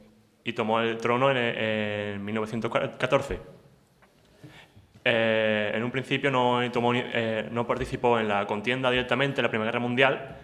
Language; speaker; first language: Spanish; native; Spanish